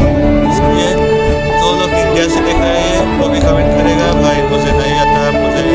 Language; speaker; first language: Hindi; non-native, learner; Bangla